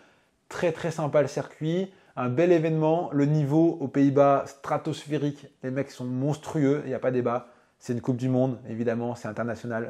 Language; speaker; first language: French; native; French